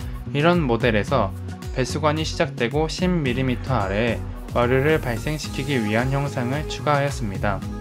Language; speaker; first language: Korean; native; Korean